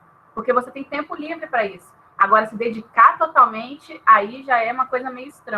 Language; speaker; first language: Portuguese; native; Portuguese